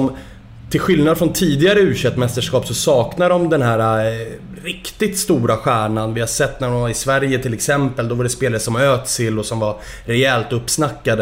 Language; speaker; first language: Swedish; native; Swedish